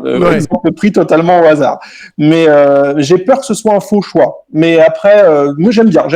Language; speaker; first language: French; native; French